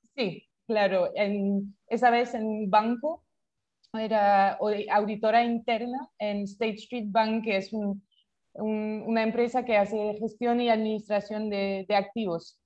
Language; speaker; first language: Spanish; non-native, fluent; French